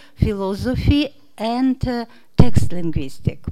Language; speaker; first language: English; non-native, fluent; Russian